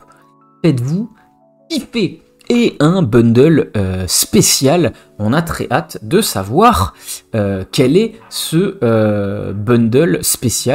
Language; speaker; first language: French; native; French